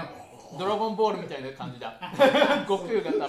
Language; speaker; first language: Japanese; native; Japanese